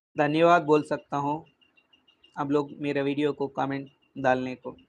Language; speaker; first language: Hindi; non-native, local second language; Telugu